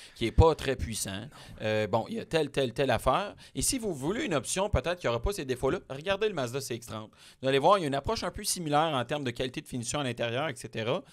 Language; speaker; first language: French; native; French